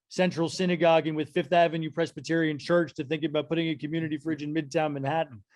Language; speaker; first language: English; native; English